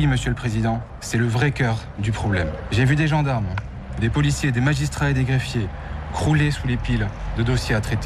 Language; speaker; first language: French; native; French